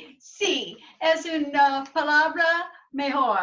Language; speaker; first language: Spanish; non-native, learner; English